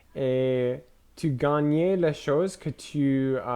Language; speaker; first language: French; non-native, learner; English